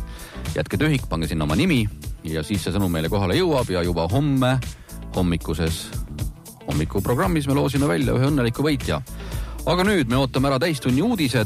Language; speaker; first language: Estonian; native; Estonian